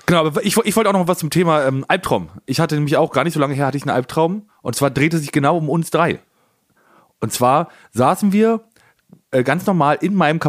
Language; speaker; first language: German; native; German